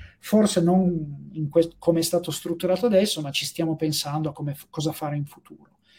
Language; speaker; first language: Italian; native; Italian